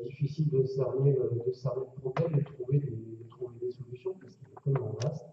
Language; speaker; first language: French; native; French